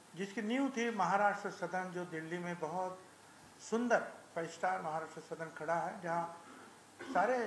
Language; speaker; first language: Hindi; non-native, local second language; Marathi